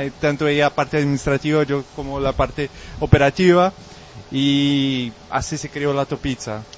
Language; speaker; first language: Spanish; non-native, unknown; Portuguese